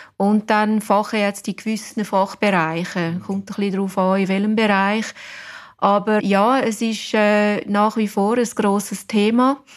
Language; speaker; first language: German; non-native, fluent; English